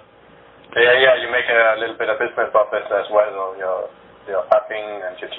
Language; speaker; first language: English; non-native, learner; German